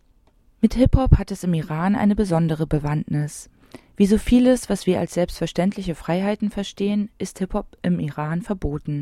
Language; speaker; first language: German; native; German